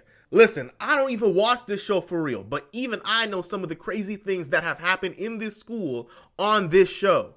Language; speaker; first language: English; native; English